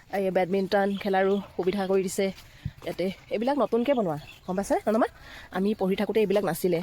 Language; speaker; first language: Assamese; non-native, local second language; Manipuri